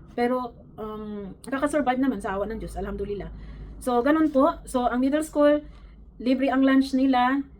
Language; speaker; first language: Filipino; native; Filipino